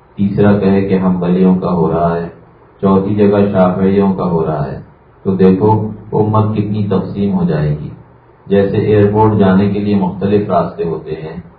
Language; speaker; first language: Urdu; native; Urdu